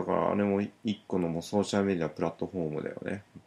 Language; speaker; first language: Japanese; native; Japanese